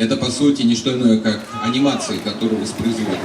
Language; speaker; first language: Russian; native; Russian